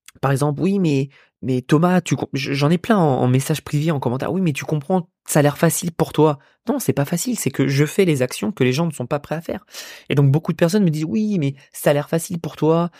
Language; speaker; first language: French; native; French